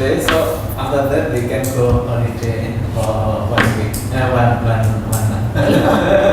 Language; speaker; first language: English; non-native, learner; Indonesian